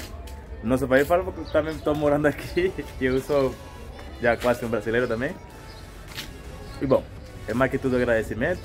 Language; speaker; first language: Portuguese; non-native, fluent; Spanish